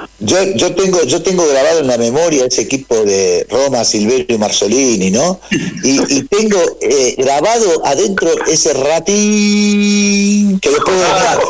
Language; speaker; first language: Spanish; native; Spanish